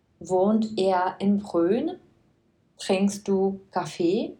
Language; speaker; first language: German; non-native, fluent; Czech